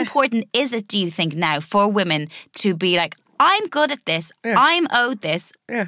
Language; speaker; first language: English; native; English